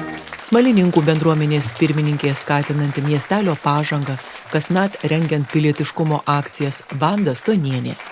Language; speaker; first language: Lithuanian; native; Lithuanian